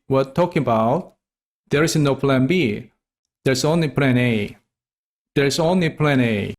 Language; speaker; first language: English; non-native, fluent; Korean